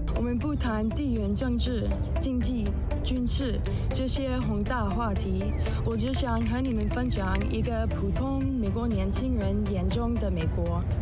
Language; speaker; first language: Chinese; non-native, fluent; English